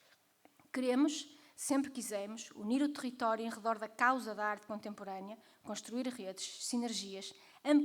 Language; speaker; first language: Portuguese; native; Portuguese